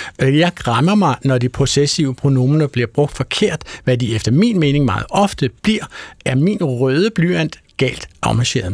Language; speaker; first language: Danish; native; Danish